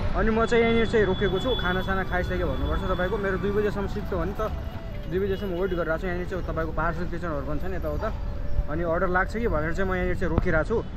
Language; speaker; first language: Nepali; native; Nepali